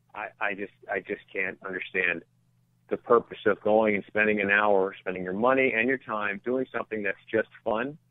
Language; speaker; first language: English; native; English